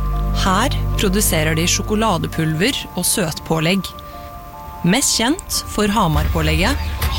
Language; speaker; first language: Norwegian; native; Norwegian